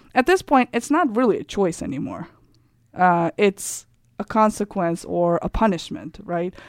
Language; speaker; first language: English; non-native, fluent; Kazakh